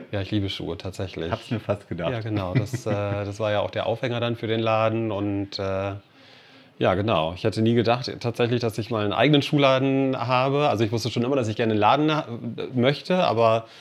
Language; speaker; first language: German; non-native, fluent; English